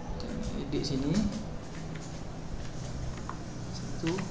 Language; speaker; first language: Malay; native; Malay